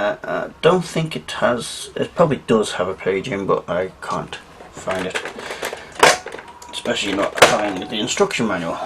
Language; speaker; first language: English; native; English